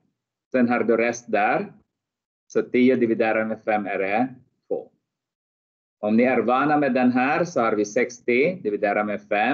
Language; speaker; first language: Swedish; non-native, fluent; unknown